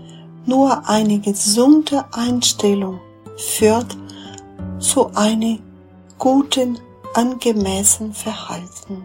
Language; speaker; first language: German; non-native, fluent; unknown